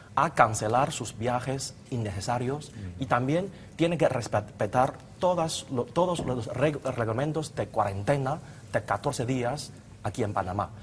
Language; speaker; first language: Spanish; non-native, fluent; Chinese